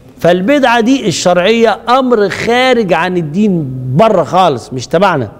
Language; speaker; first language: Arabic; native; Arabic